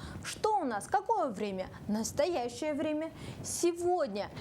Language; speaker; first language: Russian; non-native, local second language; Kyrgyz